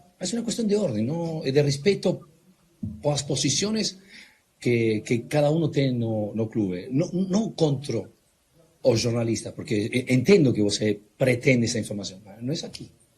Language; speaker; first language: Portuguese; non-native, fluent; Spanish